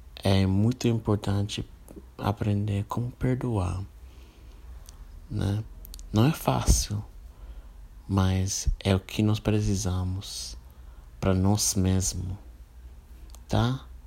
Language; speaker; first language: Portuguese; non-native, fluent; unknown